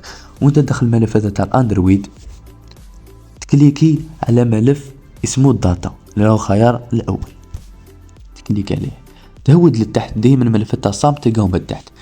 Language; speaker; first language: Arabic; native; Arabic